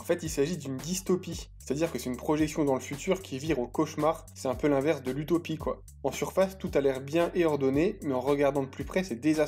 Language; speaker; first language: French; native; French